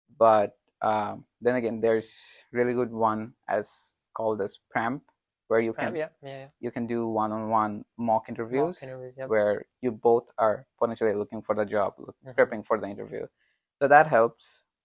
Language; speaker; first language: English; non-native, local second language; Bangla